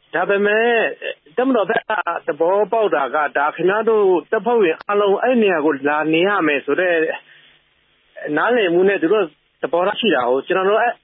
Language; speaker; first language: Burmese; non-native, local second language; Shan